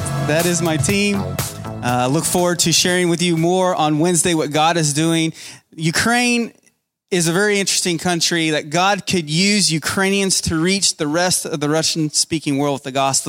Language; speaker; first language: English; native; English